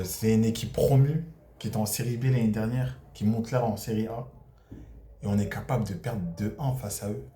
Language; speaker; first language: French; native; French